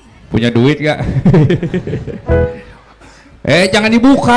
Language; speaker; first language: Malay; non-native, local second language; Sundanese